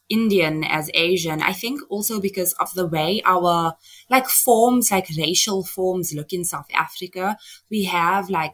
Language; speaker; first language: English; native; English